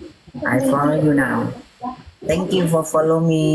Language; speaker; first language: English; non-native, learner; Thai